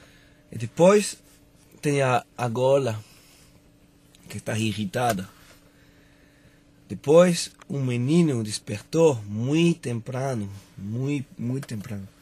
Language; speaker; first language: Portuguese; non-native, learner; Spanish